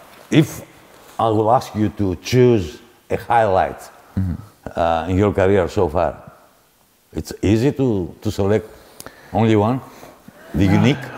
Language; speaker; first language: English; non-native, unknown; Greek